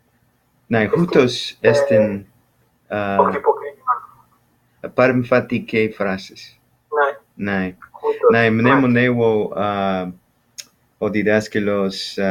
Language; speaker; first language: Greek; non-native, learner; English